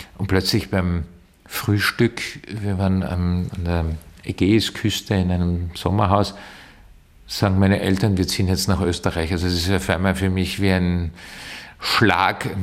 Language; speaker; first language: German; early bilingual, other home language; Turkish